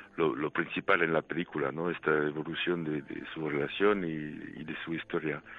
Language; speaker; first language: Spanish; non-native, fluent; French